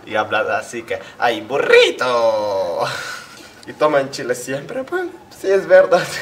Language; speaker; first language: Spanish; non-native, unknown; Hungarian